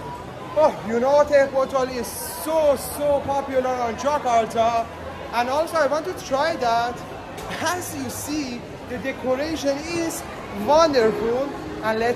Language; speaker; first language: English; non-native, learner; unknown